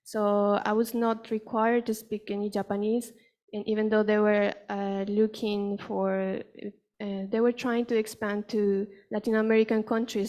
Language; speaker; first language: English; non-native, fluent; Spanish